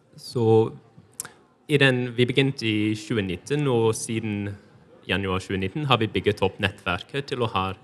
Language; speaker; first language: Norwegian; non-native, fluent; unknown